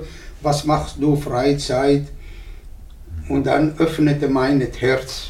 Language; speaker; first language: German; non-native, learner; Arabic